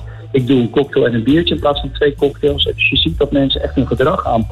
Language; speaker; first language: Dutch; native; Dutch